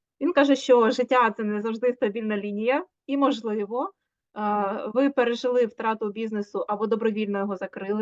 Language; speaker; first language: Ukrainian; native; Ukrainian